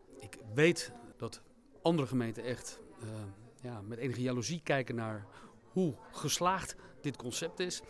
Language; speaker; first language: Dutch; native; Dutch